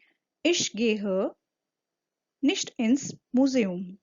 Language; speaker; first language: German; non-native, fluent; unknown